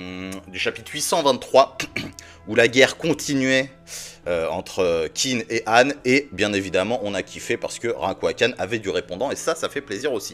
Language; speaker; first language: French; native; French